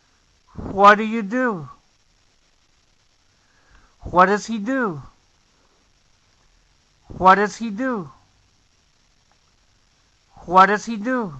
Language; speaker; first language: English; non-native, fluent; Spanish